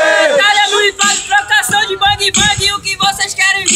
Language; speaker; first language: Portuguese; native; Portuguese